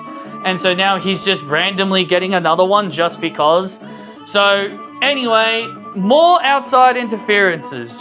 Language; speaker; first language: English; native; English